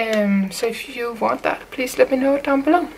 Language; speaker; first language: English; non-native, fluent; Danish